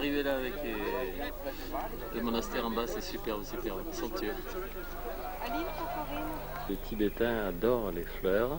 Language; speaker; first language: French; native; French